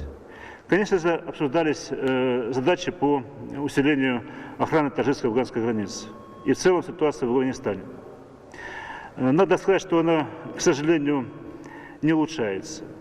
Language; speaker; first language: Russian; native; Russian